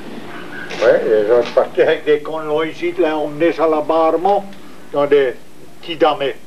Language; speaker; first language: French; native; French